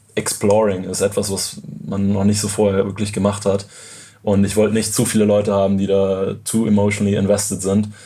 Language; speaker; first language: German; native; German